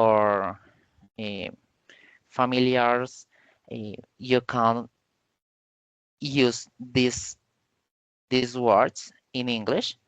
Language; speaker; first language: English; non-native, learner; Spanish